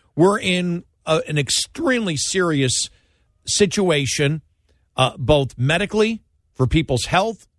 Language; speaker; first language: English; native; English